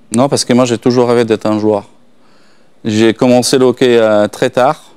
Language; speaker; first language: French; non-native, fluent; Slovak